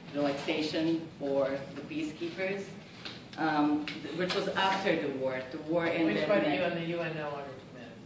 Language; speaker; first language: English; non-native, fluent; Serbian